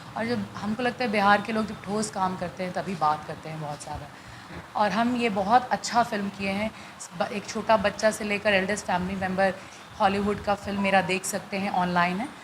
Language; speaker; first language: Hindi; non-native, local second language; Bhojpuri